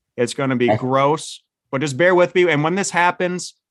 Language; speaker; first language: English; native; English